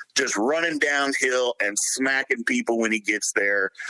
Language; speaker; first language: English; native; English